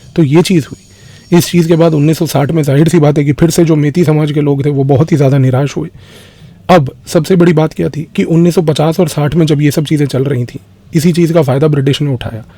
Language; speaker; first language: Hindi; native; Hindi